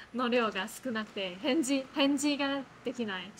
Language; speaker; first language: Japanese; non-native, fluent; Chinese